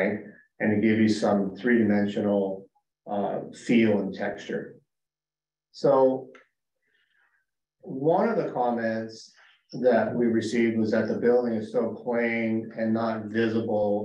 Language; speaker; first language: English; native; English